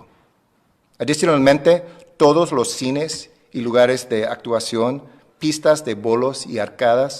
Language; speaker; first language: Spanish; non-native, fluent; English